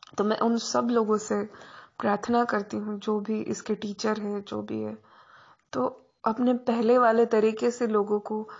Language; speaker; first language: Hindi; non-native, local second language; Marathi